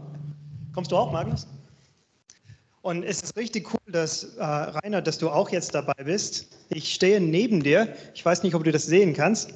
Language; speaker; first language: German; non-native, learner; English